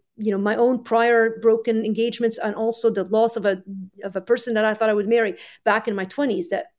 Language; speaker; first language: English; early bilingual, other home language; Arabic